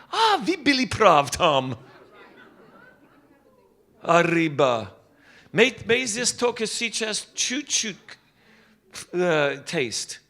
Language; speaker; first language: Russian; non-native, learner; English